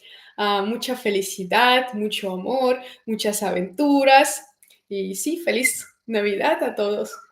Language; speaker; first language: Spanish; non-native, fluent; Russian